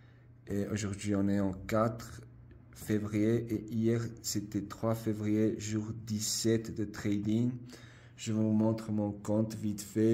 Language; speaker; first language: French; non-native, fluent; Spanish